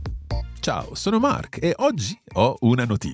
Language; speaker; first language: Italian; non-native, fluent; English